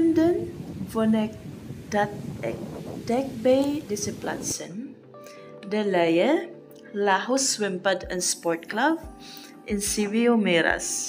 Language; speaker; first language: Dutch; non-native, learner; Filipino